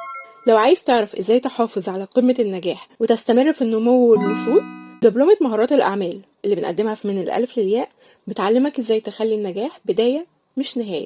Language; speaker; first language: Arabic; native; Arabic